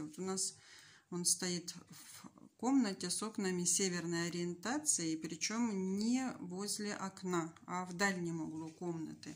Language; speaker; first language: Russian; native; Russian